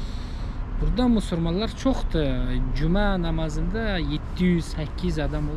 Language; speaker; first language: Turkish; non-native, learner; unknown